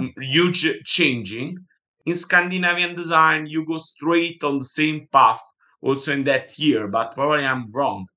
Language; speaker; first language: English; non-native, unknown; Italian